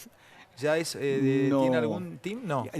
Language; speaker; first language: Spanish; native; Spanish